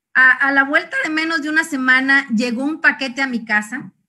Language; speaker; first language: Spanish; native; Spanish